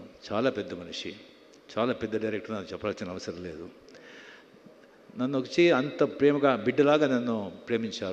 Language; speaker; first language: Telugu; non-native, fluent; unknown